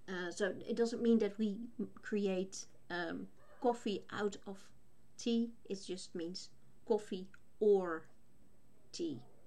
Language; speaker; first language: English; non-native, fluent; Dutch